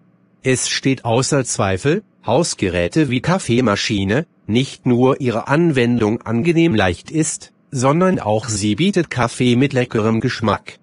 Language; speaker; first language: German; non-native, fluent; Arabic